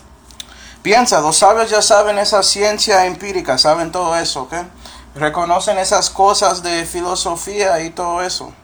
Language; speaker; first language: Spanish; non-native, fluent; English